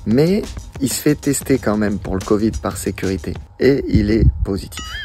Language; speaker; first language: French; native; French